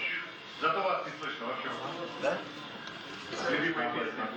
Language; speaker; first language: Russian; native; Russian